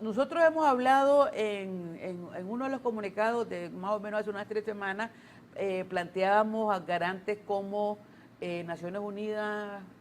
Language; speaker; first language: Spanish; native; Spanish